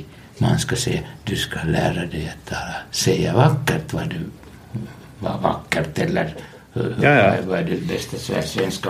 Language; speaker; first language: Swedish; non-native, local second language; Finnish